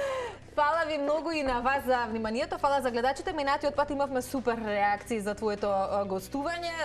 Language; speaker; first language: Macedonian; native; Macedonian